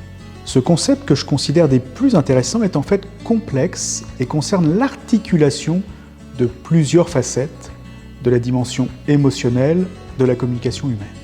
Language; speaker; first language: French; native; French